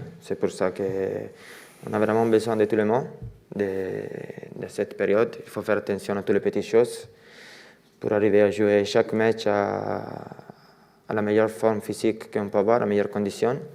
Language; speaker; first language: French; non-native, fluent; Italian